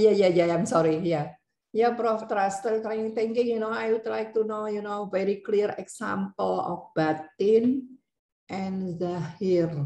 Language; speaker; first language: English; non-native, learner; Indonesian